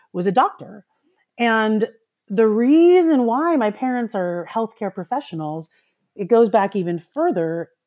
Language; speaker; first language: English; early bilingual, other home language; Filipino